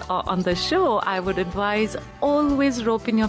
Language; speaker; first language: English; non-native, local second language; Punjabi